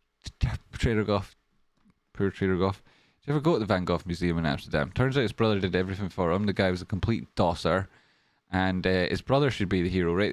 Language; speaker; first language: English; native; English